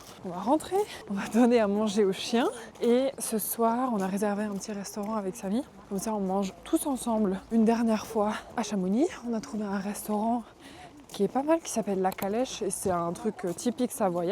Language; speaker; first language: French; native; French